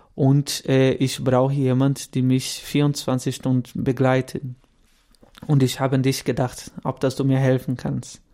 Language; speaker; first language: German; non-native, fluent; Portuguese